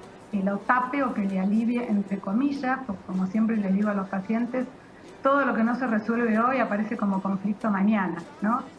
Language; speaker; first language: Spanish; native; Spanish